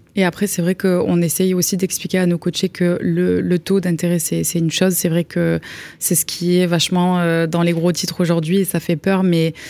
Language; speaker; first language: French; native; French